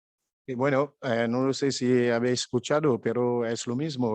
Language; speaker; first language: Spanish; non-native, fluent; French